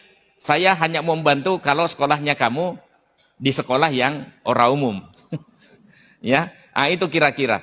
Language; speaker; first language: Indonesian; native; Indonesian